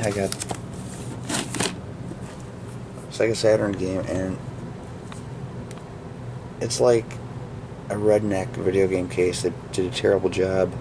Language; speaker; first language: English; native; English